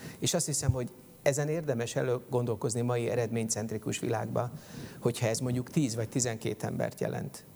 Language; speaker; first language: Hungarian; native; Hungarian